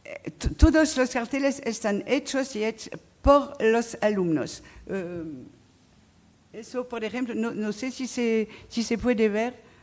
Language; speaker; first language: Spanish; non-native, fluent; French